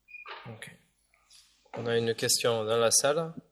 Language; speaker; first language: French; native; French